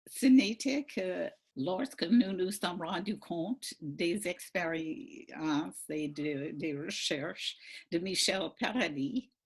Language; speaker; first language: French; non-native, fluent; English